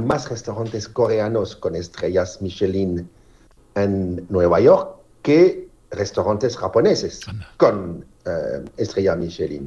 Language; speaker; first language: Spanish; non-native, learner; French